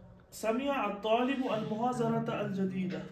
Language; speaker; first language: Arabic; non-native, fluent; Urdu